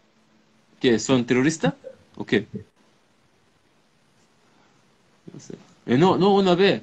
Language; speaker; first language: Spanish; non-native, learner; Arabic